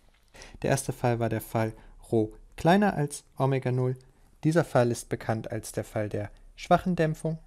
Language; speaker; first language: German; native; German